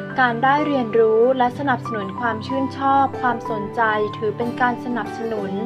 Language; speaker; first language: Thai; native; Thai